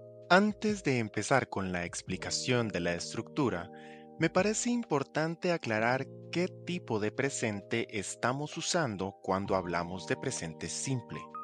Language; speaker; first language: Spanish; native; Spanish